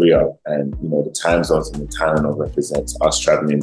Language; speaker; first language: English; native; English